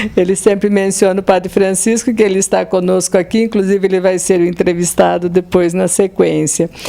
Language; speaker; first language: Portuguese; native; Portuguese